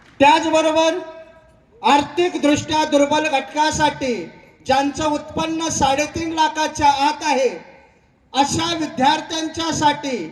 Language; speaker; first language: Marathi; native; Marathi